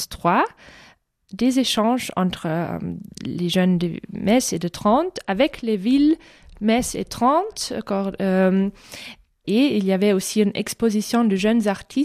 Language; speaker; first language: French; non-native, fluent; German